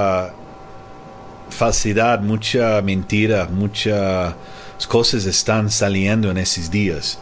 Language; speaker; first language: Spanish; non-native, fluent; English